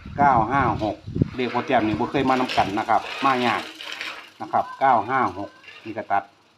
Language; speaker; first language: Thai; native; Thai